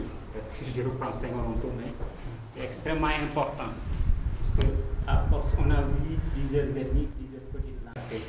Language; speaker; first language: French; non-native, local second language; Wolof